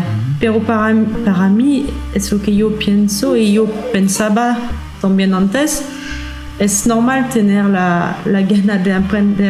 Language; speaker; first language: Spanish; non-native, learner; French